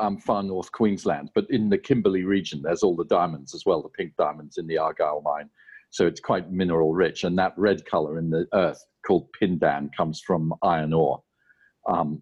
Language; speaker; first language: English; native; English